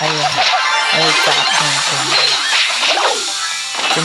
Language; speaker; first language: Chinese; early bilingual, heritage; Cantonese